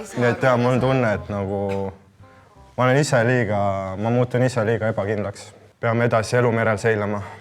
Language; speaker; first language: Estonian; native; Estonian